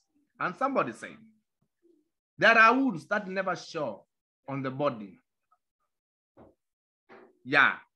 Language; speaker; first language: English; non-native, local second language; Kamba